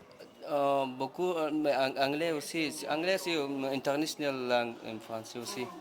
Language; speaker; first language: French; non-native, learner; Pashto